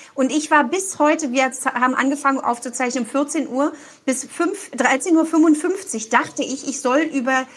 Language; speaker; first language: German; native; German